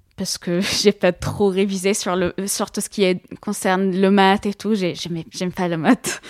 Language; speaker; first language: French; non-native, fluent; Arabic